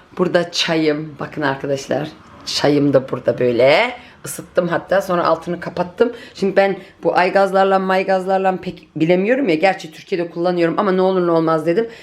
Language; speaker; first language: Turkish; native; Turkish